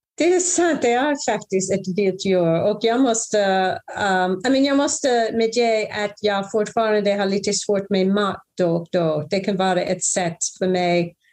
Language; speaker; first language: Swedish; non-native, fluent; English